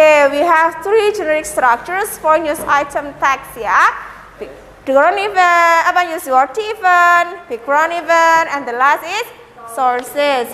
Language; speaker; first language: English; non-native, learner; Indonesian